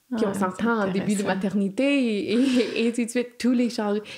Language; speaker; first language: French; non-native, fluent; English